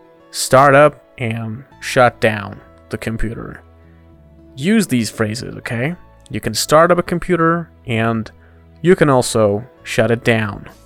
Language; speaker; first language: English; non-native, fluent; Persian